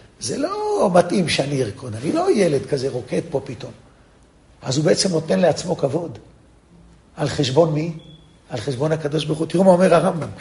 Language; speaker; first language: Hebrew; non-native, fluent; English